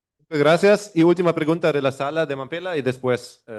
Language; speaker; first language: Spanish; non-native, fluent; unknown